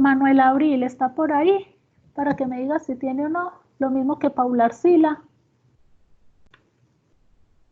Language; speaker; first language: Spanish; native; Spanish